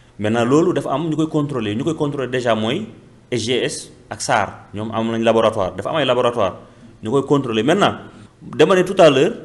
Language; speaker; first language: Wolof; native; Wolof